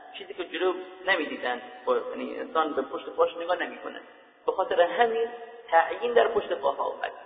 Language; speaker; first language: Persian; native; Persian